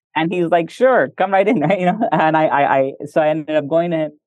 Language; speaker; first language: English; early bilingual, other home language; Hindi